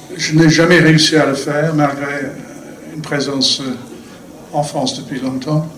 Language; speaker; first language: French; non-native, fluent; English